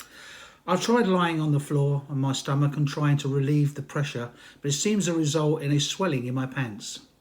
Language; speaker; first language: English; native; English